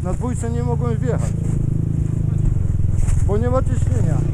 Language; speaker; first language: Polish; native; Polish